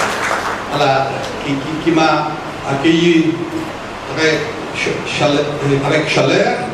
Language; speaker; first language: French; non-native, fluent; Italian